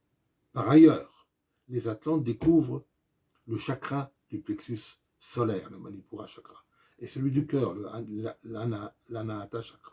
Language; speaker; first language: French; native; French